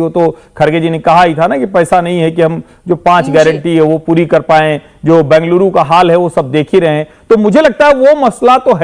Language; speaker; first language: Hindi; native; Hindi